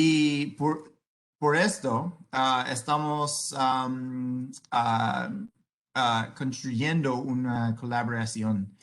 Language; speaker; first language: Spanish; non-native, learner; English